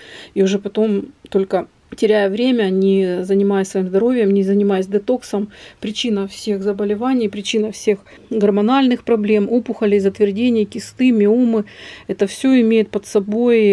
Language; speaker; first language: Russian; native; Russian